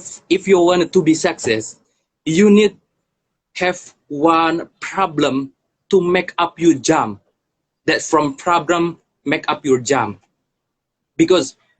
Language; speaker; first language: English; non-native, learner; Indonesian